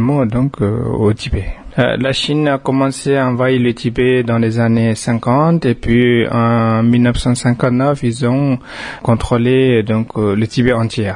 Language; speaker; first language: French; non-native, fluent; Tibetan